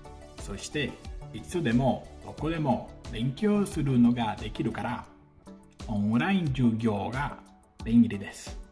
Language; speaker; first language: Japanese; non-native, learner; Portuguese